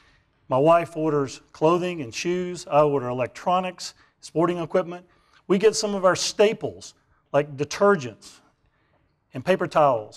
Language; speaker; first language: English; native; English